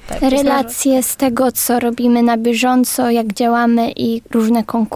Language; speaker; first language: Polish; native; Polish